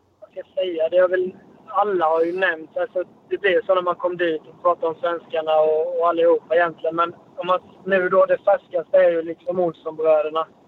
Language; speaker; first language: Swedish; native; Swedish